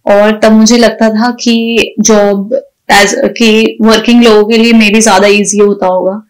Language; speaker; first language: Hindi; native; Hindi